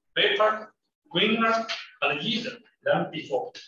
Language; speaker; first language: English; non-native, fluent; Chinese